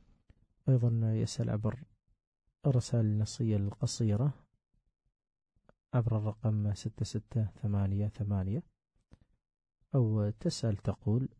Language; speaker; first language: Arabic; native; Arabic